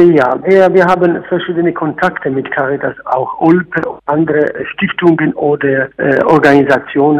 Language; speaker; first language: German; non-native, fluent; Polish